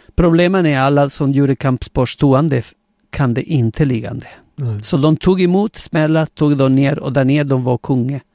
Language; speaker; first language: Swedish; non-native, fluent; Spanish